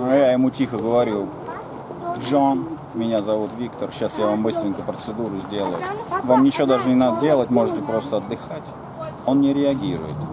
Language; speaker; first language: Russian; native; Russian